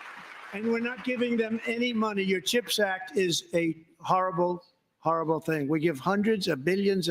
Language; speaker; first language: English; native; English